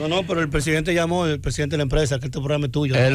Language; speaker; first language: Spanish; native; Spanish